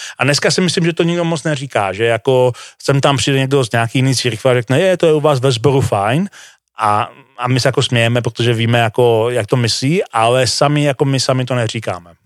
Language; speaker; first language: Czech; native; Czech